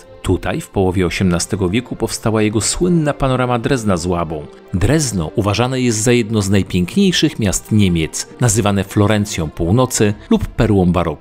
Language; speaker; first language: Polish; native; Polish